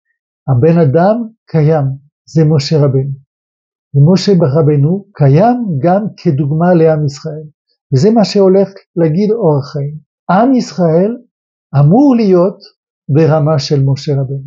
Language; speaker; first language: Hebrew; non-native, fluent; French